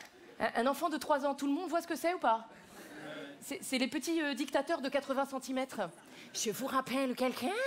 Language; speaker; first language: French; native; French